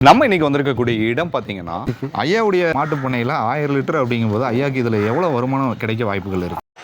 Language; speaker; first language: Tamil; native; Tamil